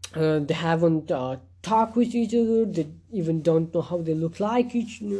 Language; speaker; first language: English; non-native, local second language; Nepali